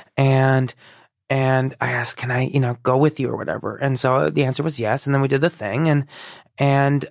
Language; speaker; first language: English; early bilingual, other home language; Persian